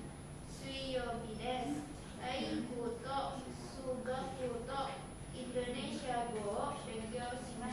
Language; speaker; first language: Japanese; non-native, learner; Indonesian